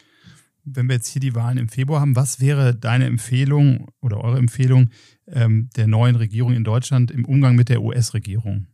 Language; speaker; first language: German; native; German